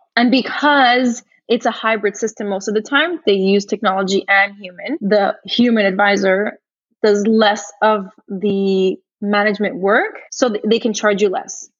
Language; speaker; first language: English; early bilingual, other home language; Portuguese